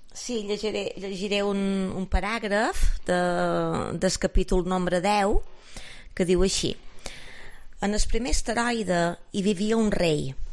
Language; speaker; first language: Catalan; native; Catalan